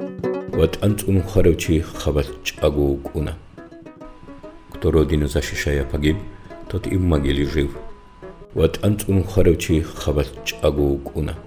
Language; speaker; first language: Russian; non-native, local second language; Avaric